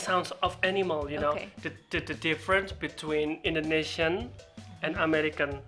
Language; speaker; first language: English; non-native, learner; Indonesian